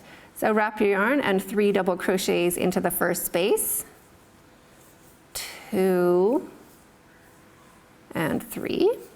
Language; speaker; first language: English; native; English